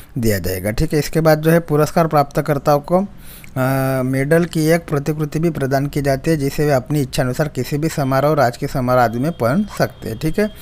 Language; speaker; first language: Hindi; non-native, local second language; Marathi